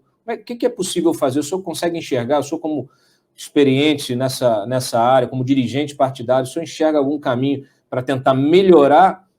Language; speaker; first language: Portuguese; native; Portuguese